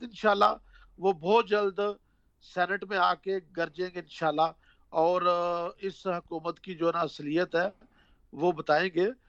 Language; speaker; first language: Urdu; non-native, local second language; Punjabi